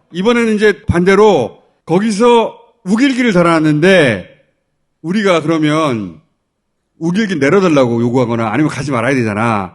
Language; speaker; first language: Korean; native; Korean